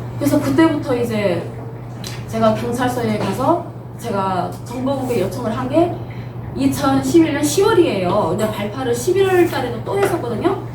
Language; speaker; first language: Korean; early bilingual, heritage; Korean